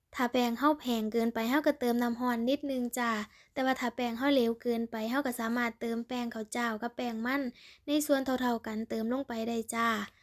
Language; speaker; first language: Thai; native; Thai